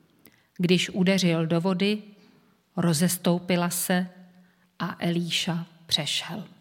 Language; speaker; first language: Czech; native; Czech